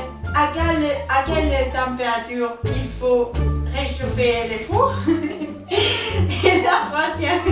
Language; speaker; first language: French; non-native, learner; Spanish